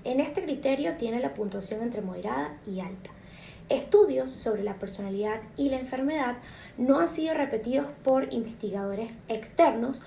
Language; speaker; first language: Spanish; native; Spanish